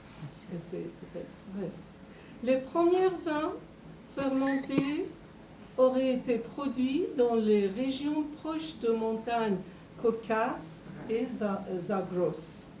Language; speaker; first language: French; non-native, fluent; Persian